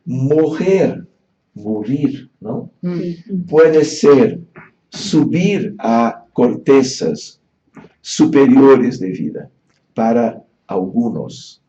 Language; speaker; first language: Spanish; non-native, fluent; Portuguese